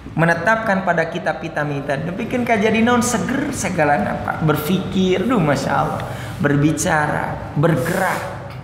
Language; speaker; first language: Malay; non-native, local second language; Sundanese